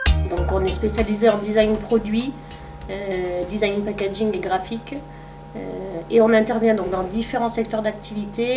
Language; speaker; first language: French; native; French